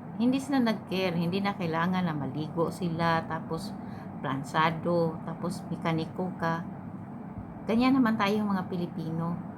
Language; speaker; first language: Filipino; non-native, local second language; Cebuano